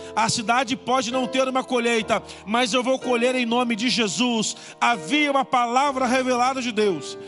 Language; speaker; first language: Portuguese; native; Portuguese